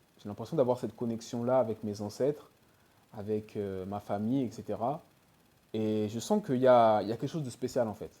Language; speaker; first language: French; early bilingual, other home language; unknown